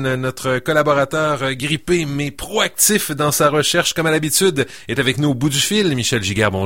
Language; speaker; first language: French; native; French